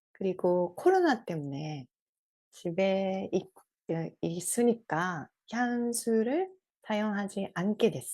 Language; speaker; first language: Korean; non-native, fluent; Japanese